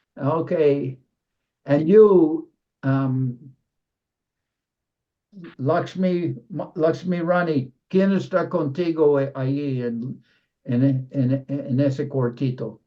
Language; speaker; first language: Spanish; non-native, fluent; English